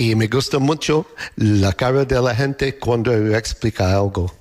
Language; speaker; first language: Spanish; non-native, learner; English